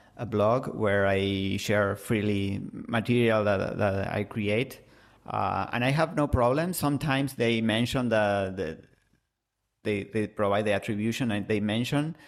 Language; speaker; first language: English; non-native, fluent; Spanish